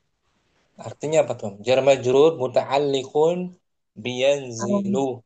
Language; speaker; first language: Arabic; non-native, fluent; Indonesian